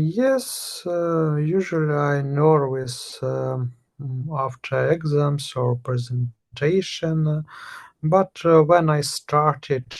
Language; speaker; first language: English; non-native, learner; Russian